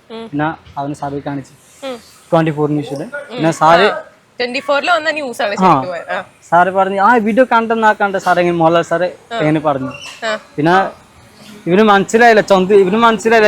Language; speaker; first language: Malayalam; non-native, local second language; Odia